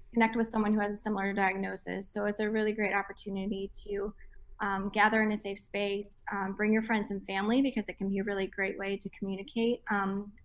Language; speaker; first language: English; native; English